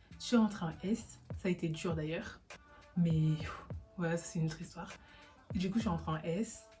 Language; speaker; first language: French; early bilingual, other home language; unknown